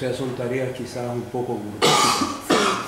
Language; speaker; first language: Spanish; native; Spanish